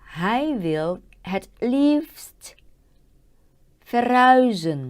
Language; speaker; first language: Dutch; non-native, learner; Thai